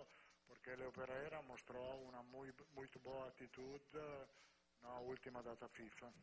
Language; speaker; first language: Portuguese; non-native, fluent; Spanish